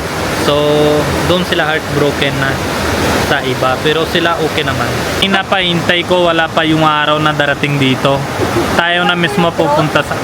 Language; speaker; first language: Filipino; non-native, learner; Punjabi